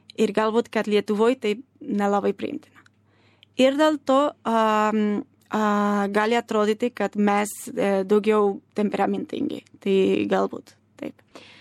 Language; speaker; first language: Lithuanian; non-native, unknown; Spanish